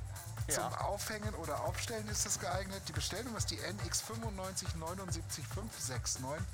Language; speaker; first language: German; native; German